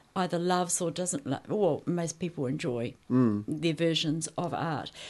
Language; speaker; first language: English; native; English